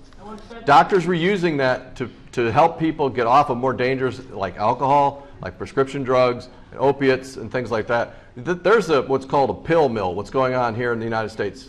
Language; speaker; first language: English; native; English